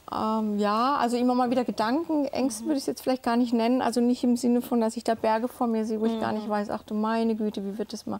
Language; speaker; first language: German; native; German